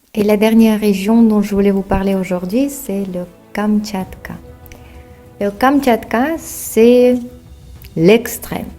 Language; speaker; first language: French; non-native, fluent; Russian